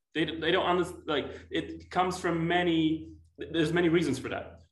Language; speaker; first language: English; non-native, fluent; Polish